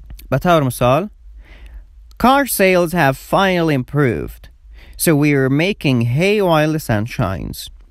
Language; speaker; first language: English; non-native, fluent; Persian